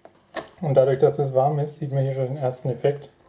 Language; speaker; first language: German; native; German